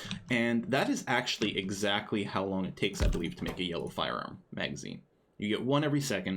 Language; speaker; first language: English; native; English